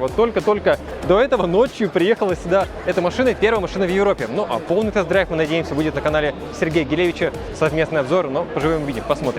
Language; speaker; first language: Russian; native; Russian